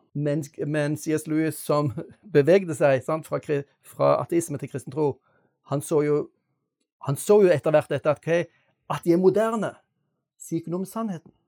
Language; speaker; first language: Norwegian; native; Norwegian